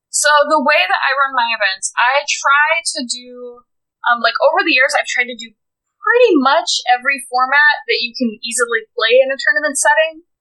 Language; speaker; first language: English; native; English